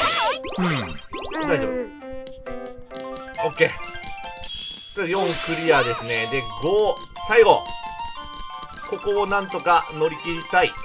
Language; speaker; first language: Japanese; native; Japanese